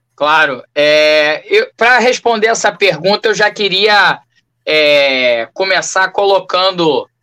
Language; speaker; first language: Portuguese; native; Portuguese